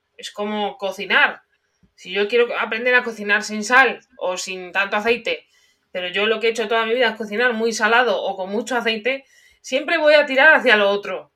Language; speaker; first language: Spanish; native; Spanish